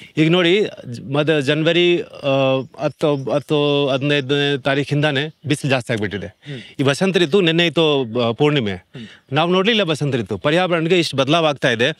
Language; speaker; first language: Kannada; non-native, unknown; Hindi